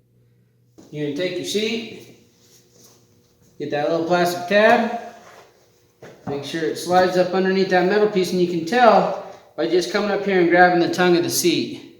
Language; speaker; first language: English; native; English